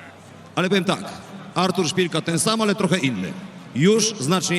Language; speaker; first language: Polish; native; Polish